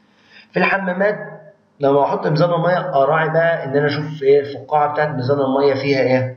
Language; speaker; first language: Arabic; native; Arabic